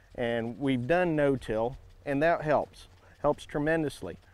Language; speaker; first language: English; native; English